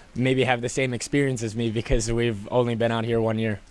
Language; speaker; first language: English; native; English